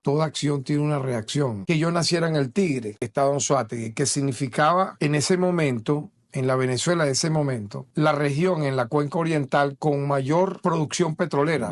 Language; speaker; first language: Spanish; native; Spanish